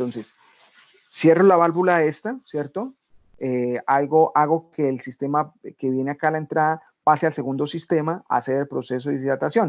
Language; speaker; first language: Spanish; native; Spanish